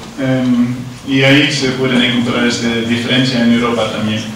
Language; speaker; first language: Spanish; non-native, learner; Dutch